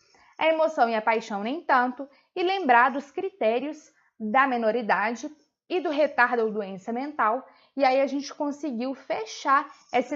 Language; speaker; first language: Portuguese; native; Portuguese